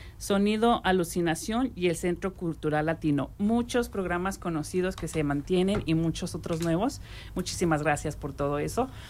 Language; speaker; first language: Spanish; native; Spanish